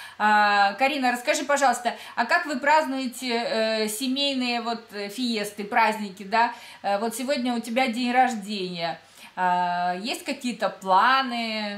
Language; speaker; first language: Russian; native; Russian